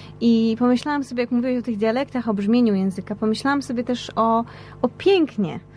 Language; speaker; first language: Polish; native; Polish